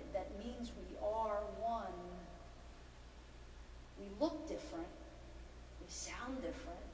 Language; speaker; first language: English; native; English